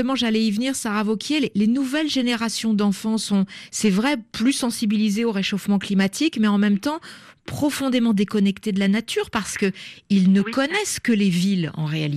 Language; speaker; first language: French; native; French